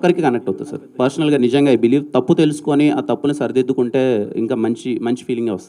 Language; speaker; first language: Telugu; native; Telugu